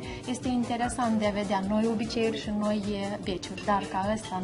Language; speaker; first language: Romanian; non-native, fluent; Italian